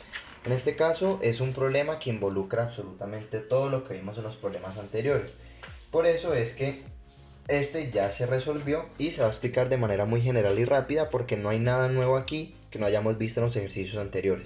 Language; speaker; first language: Spanish; native; Spanish